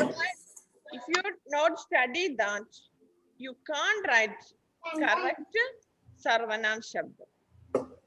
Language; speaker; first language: English; non-native, local second language; Malayalam